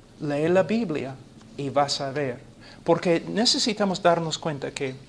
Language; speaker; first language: Spanish; non-native, fluent; English